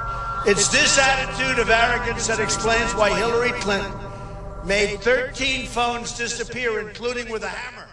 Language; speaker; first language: English; native; English